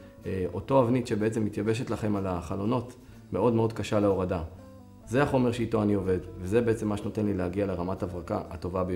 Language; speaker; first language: Hebrew; native; Hebrew